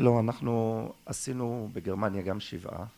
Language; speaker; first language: Hebrew; non-native, local second language; German